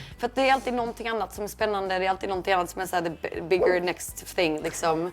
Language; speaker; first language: Swedish; native; Swedish